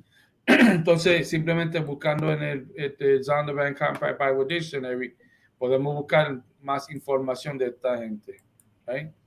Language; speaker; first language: Spanish; early bilingual, heritage; Spanish